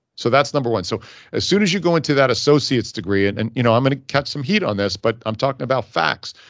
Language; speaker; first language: English; native; English